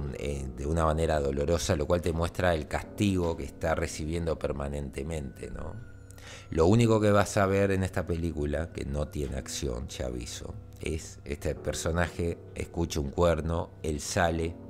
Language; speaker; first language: Spanish; native; Spanish